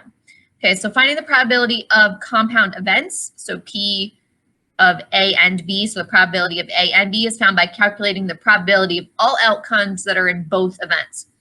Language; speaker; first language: English; native; English